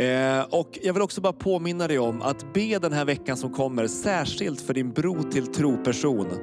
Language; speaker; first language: Swedish; native; Swedish